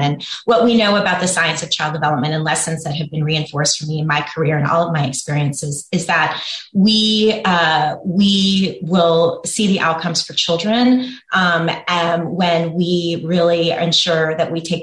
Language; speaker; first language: English; native; English